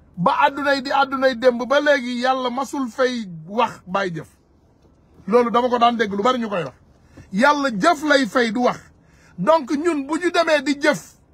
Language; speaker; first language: Wolof; non-native, local second language; Soninke